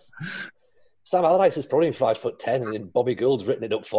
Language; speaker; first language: English; native; English